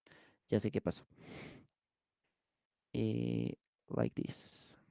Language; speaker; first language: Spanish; native; Spanish